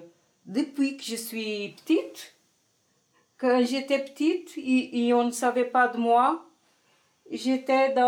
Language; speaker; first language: French; non-native, fluent; Portuguese